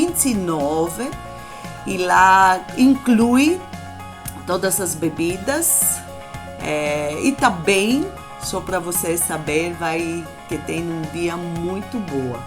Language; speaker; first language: Portuguese; non-native, fluent; Greek